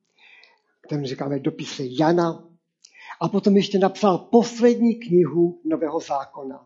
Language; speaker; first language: Czech; non-native, local second language; Polish